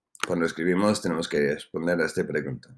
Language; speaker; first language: Spanish; non-native, fluent; English